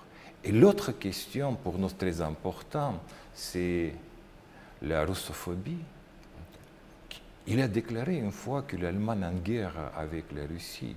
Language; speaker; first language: French; non-native, learner; Russian